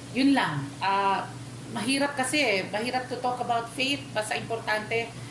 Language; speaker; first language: Filipino; native; Filipino